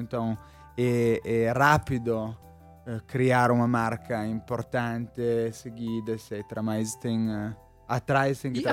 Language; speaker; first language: Portuguese; non-native, fluent; Italian